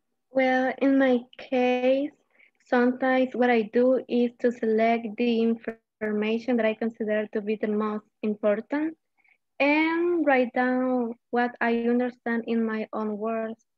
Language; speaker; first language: English; non-native, learner; Spanish